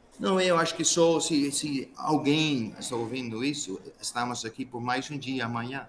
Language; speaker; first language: Portuguese; non-native, fluent; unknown